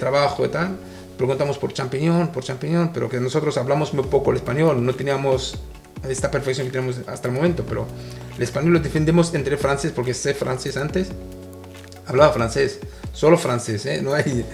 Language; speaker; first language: Spanish; non-native, fluent; Arabic